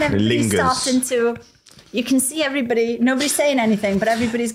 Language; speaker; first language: English; native; English